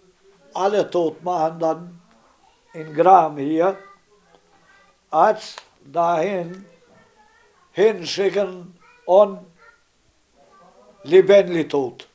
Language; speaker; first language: German; non-native, learner; Romany